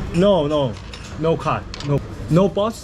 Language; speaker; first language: English; non-native, learner; Korean